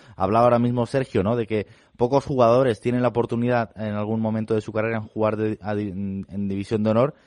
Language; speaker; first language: Spanish; non-native, local second language; Catalan